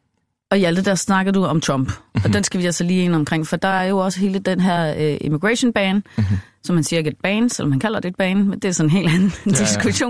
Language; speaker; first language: Danish; native; Danish